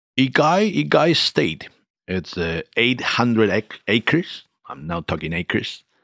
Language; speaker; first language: English; non-native, fluent; Spanish